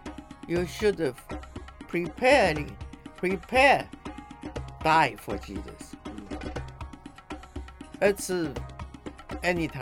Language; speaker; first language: English; non-native, learner; Chinese